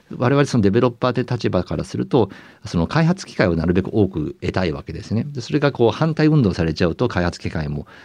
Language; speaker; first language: Japanese; native; Japanese